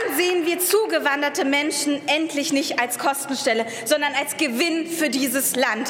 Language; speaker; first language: German; early bilingual, other home language; Persian